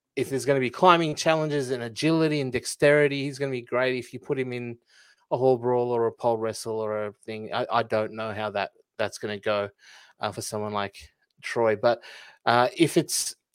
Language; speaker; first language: English; early bilingual, other home language; Filipino